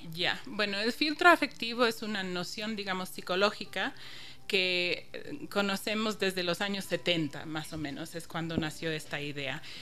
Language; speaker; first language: Spanish; non-native, fluent; English